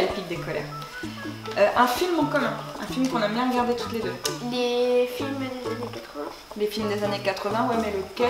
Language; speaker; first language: French; native; French